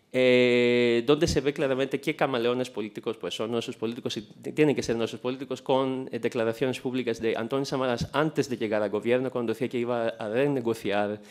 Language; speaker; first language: Spanish; non-native, fluent; Greek